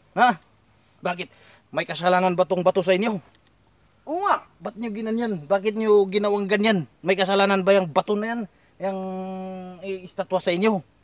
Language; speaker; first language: Filipino; non-native, local second language; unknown